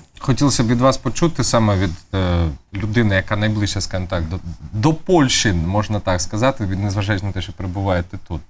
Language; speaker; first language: Ukrainian; native; Ukrainian